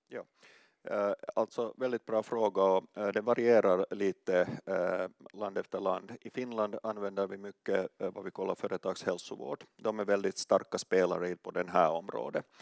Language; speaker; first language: Swedish; non-native, local second language; Finnish